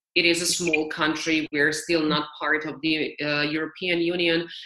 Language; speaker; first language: English; non-native, fluent; Serbian